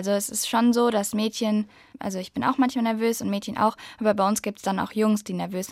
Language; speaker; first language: German; native; German